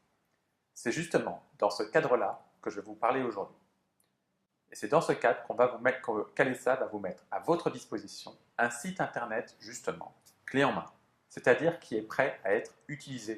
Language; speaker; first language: French; native; French